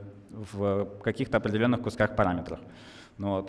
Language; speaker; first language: Russian; native; Russian